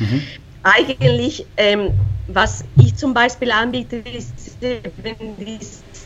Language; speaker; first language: German; non-native, fluent; Spanish